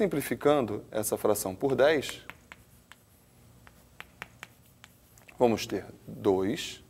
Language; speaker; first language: Portuguese; native; Portuguese